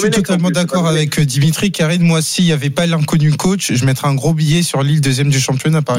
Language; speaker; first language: French; native; French